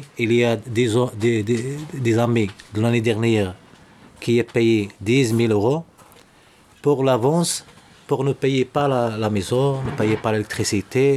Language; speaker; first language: French; non-native, local second language; Arabic